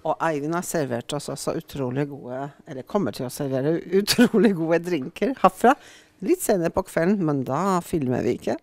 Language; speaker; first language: Norwegian; native; Norwegian